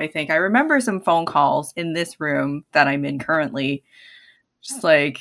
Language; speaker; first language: English; non-native, local second language; Cantonese